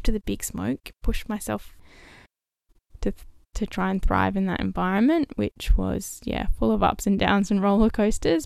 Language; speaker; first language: English; native; English